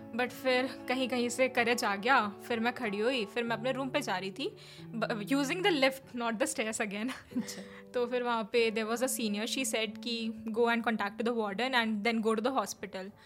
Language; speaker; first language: Hindi; native; Hindi